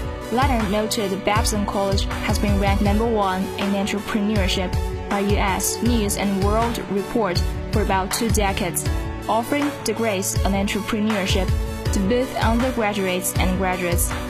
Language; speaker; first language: English; non-native, fluent; Chinese